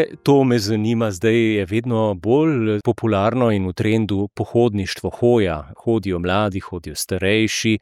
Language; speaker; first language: Slovenian; native; Slovenian